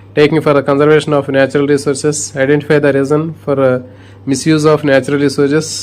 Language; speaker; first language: English; non-native, local second language; Telugu